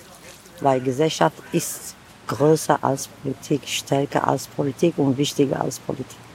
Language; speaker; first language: German; non-native, learner; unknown